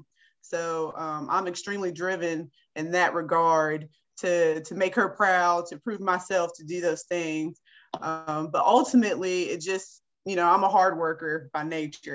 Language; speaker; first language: English; native; English